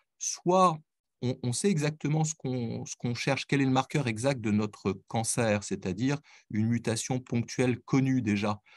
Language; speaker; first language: French; native; French